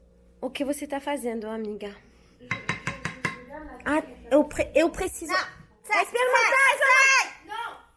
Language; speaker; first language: Portuguese; non-native, learner; French